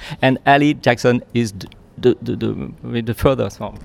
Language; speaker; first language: English; non-native, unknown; French